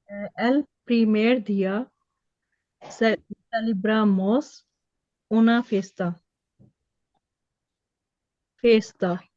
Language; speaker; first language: Spanish; non-native, learner; Urdu